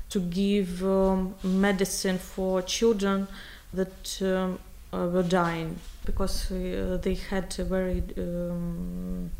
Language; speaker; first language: English; non-native, learner; Ukrainian